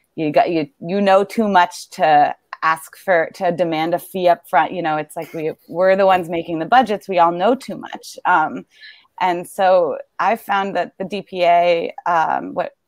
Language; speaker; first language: English; native; English